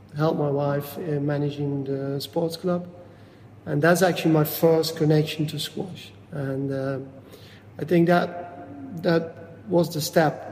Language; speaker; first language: English; non-native, fluent; Dutch